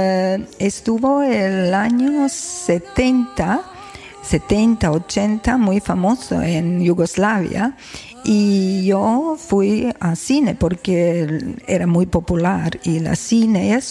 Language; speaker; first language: Spanish; non-native, learner; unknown